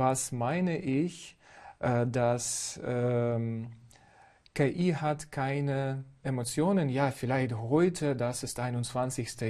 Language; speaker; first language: German; non-native, fluent; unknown